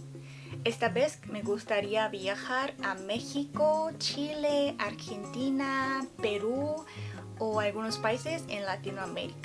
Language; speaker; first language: Spanish; non-native, fluent; Korean